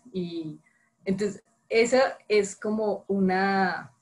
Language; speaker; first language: Spanish; native; Spanish